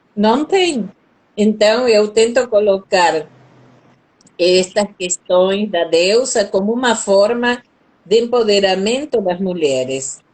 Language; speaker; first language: Portuguese; non-native, fluent; Spanish